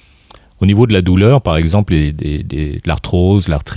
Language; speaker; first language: French; native; French